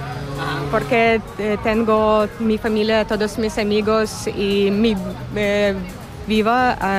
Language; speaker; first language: Spanish; non-native, learner; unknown